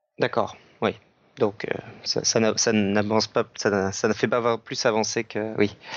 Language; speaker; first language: French; native; French